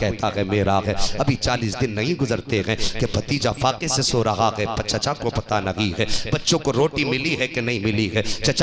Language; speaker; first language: Urdu; native; Urdu